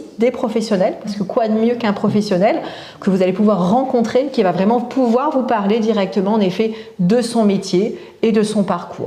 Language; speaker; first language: French; native; French